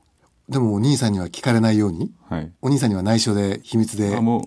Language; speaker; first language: Japanese; native; Japanese